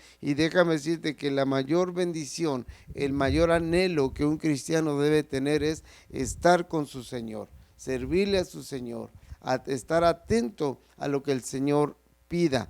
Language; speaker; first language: Spanish; native; Spanish